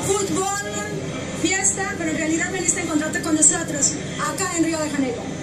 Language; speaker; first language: Spanish; native; Spanish